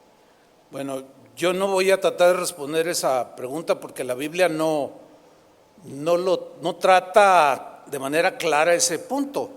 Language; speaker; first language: Spanish; native; Spanish